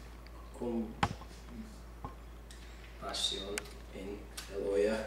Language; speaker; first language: Spanish; non-native, learner; English